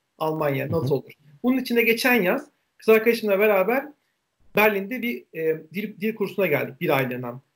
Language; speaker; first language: Turkish; native; Turkish